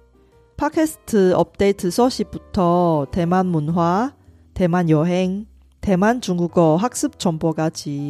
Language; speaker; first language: Korean; non-native, fluent; Chinese